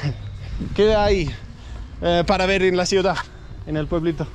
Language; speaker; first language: Spanish; non-native, learner; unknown